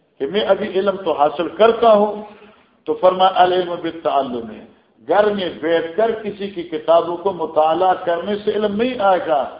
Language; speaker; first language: Urdu; non-native, local second language; Northern Hindko